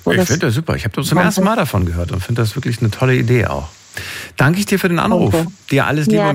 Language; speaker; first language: German; native; German